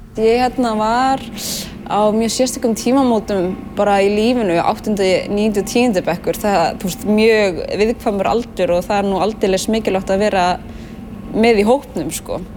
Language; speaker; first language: Icelandic; native; Icelandic